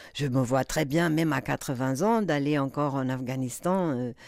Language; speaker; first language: French; non-native, fluent; German